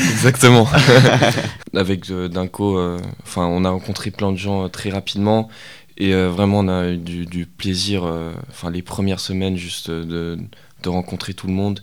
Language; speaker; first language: French; non-native, fluent; Greek